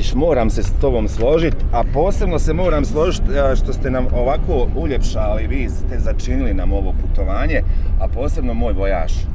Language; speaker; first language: Bosnian; native; Bosnian